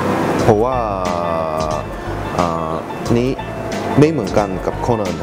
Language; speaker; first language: Thai; non-native, learner; Korean